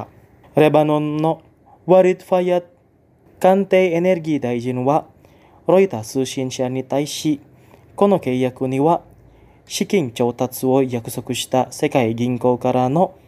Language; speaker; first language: Japanese; non-native, fluent; Indonesian